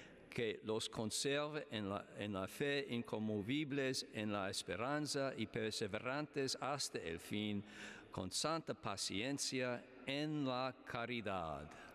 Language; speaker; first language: Spanish; non-native, fluent; English